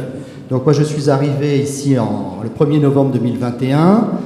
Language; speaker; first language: French; native; French